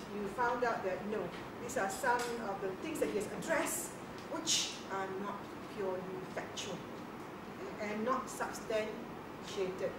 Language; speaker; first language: English; non-native, local second language; Malay